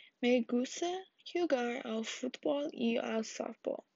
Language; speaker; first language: Spanish; non-native, learner; English